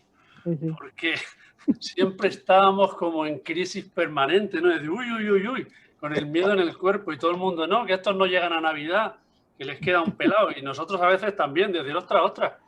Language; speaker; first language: Spanish; native; Spanish